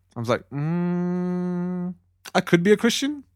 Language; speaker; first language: English; native; English